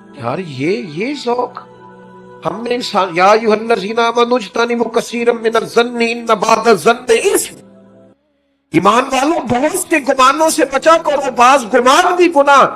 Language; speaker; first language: Urdu; non-native, local second language; Punjabi